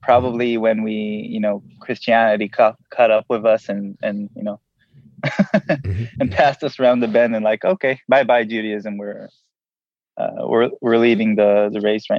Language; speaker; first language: English; non-native, fluent; Hebrew